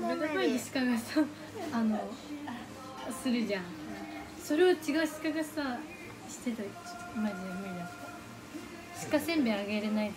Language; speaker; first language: Japanese; native; Japanese